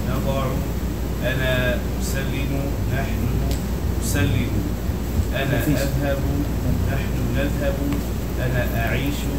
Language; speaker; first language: Arabic; non-native, learner; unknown